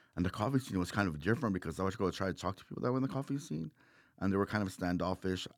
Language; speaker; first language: English; native; English